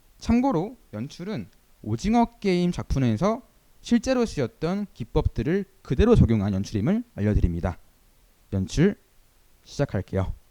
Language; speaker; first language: Korean; native; Korean